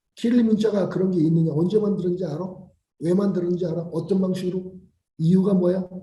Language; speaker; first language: Korean; native; Korean